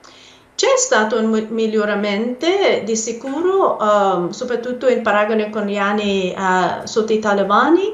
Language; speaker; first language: Italian; non-native, fluent; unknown